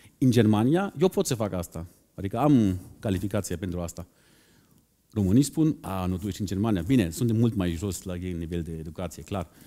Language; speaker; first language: Romanian; non-native, fluent; German